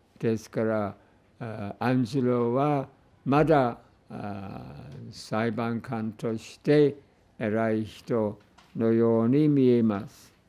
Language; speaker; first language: Japanese; non-native, fluent; English